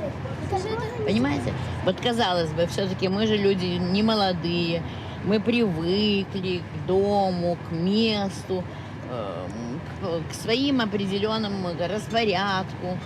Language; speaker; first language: Russian; native; Russian